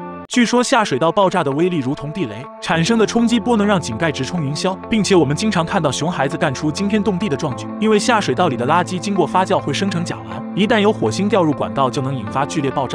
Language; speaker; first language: Chinese; native; Chinese